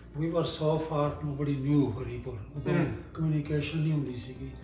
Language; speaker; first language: English; non-native, local second language; Punjabi